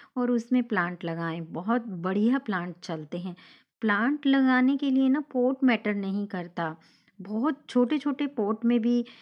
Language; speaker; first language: Hindi; native; Hindi